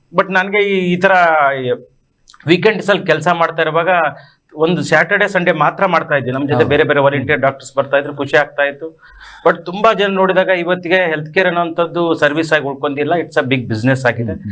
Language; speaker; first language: Kannada; native; Kannada